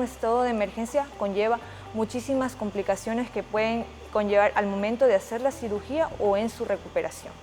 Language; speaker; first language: Spanish; native; Spanish